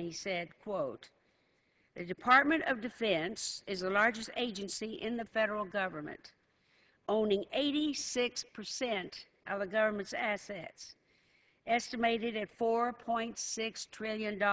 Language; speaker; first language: English; native; English